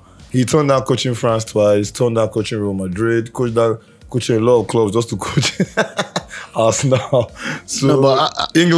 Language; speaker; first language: English; native; English